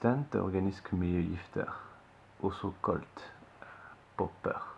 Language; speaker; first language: Norwegian; non-native, fluent; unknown